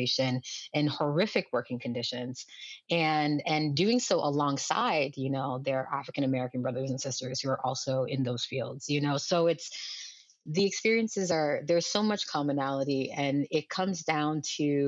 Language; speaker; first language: English; early bilingual, other home language; Lingala